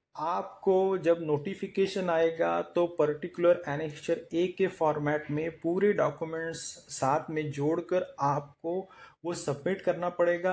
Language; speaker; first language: Hindi; non-native, local second language; Marathi